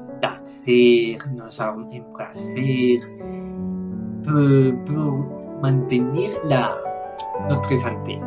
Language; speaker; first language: French; non-native, learner; Spanish